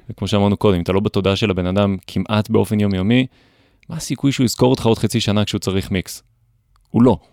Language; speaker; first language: Hebrew; native; Hebrew